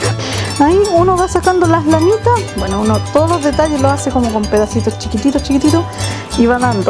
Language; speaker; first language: Spanish; native; Spanish